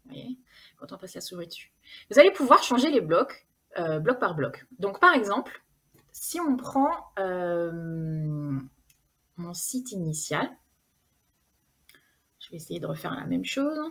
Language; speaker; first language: French; native; French